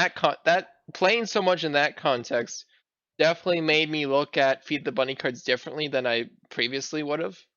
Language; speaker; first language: English; native; English